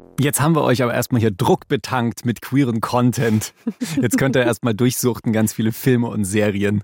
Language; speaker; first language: German; native; German